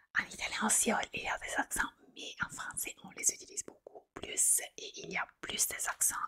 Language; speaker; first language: French; non-native, fluent; Italian